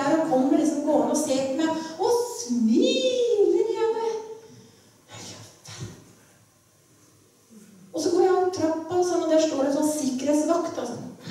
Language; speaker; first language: Norwegian; native; Norwegian